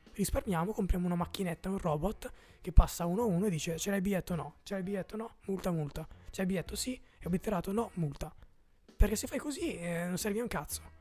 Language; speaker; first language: Italian; native; Italian